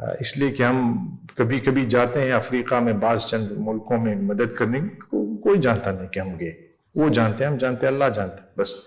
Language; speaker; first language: Urdu; non-native, fluent; English